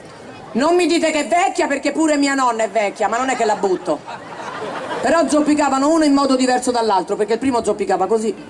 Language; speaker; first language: Italian; native; Italian